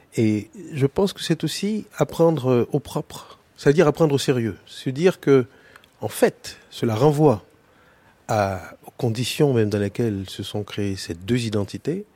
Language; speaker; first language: French; native; French